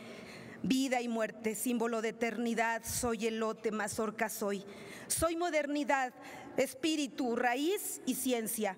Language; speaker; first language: Spanish; native; Spanish